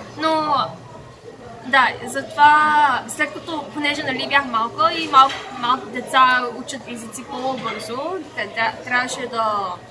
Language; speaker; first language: Bulgarian; early bilingual, other home language; Korean